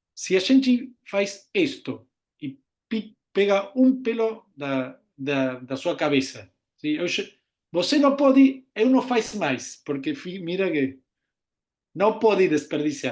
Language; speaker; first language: Portuguese; non-native, learner; Spanish